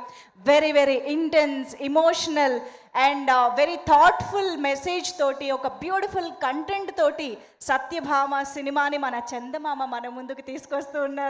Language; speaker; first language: Telugu; native; Telugu